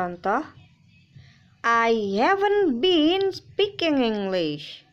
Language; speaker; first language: English; non-native, fluent; Indonesian